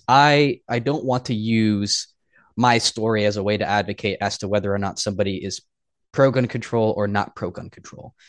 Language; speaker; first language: English; native; English